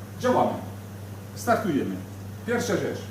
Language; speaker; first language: Polish; non-native, learner; Italian